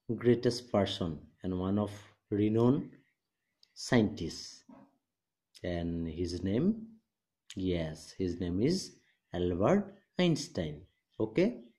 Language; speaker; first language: English; non-native, local second language; Assamese